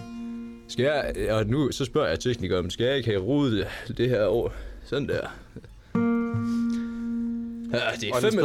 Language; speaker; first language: Danish; native; Danish